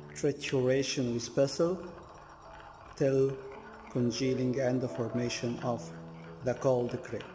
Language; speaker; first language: English; non-native, fluent; Arabic